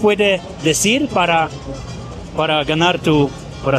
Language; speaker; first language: Spanish; non-native, learner; Polish